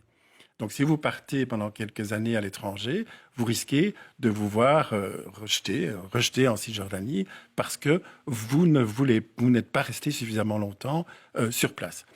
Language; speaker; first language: French; native; French